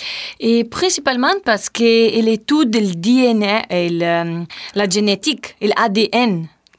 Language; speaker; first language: French; non-native, learner; Italian